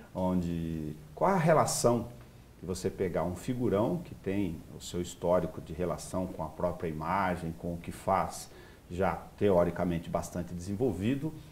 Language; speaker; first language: Portuguese; native; Portuguese